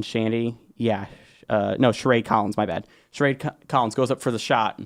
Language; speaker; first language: English; native; English